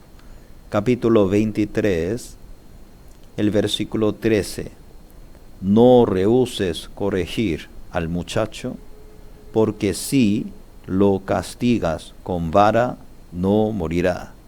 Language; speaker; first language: Spanish; non-native, learner; Korean